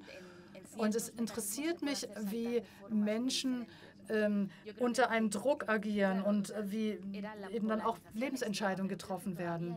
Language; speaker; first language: German; non-native, fluent; Spanish